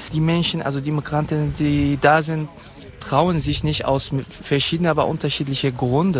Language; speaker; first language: German; non-native, fluent; Kurdish